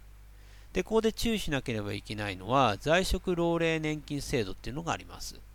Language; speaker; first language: Japanese; native; Japanese